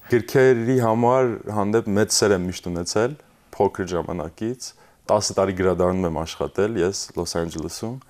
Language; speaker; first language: Armenian; early bilingual, heritage; Armenian